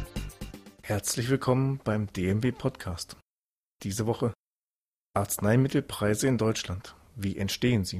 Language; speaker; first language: German; native; German